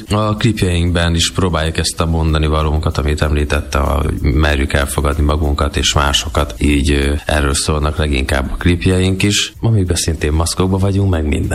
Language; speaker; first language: Hungarian; native; Hungarian